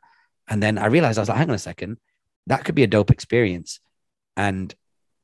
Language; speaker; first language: English; native; English